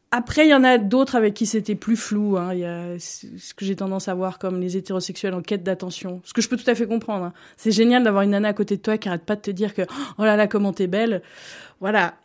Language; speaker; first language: French; native; French